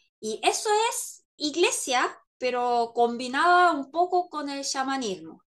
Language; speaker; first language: Spanish; non-native, fluent; Korean